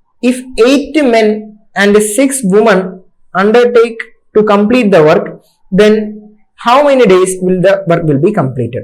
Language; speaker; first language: English; non-native, local second language; Malayalam